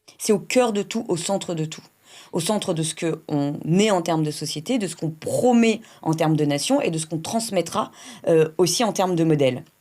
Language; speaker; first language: French; native; French